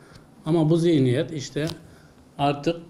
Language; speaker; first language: Turkish; native; Turkish